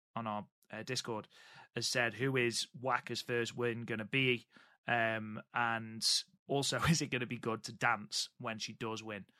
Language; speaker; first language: English; native; English